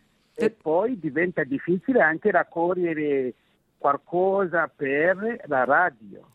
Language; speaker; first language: Italian; non-native, fluent; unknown